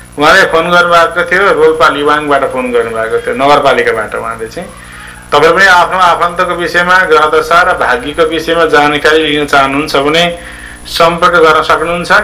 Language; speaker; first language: Nepali; native; Nepali